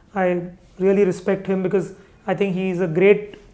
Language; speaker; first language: English; non-native, local second language; Hindi